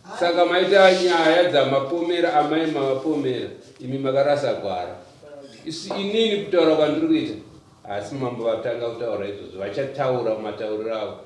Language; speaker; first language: Shona; native; Shona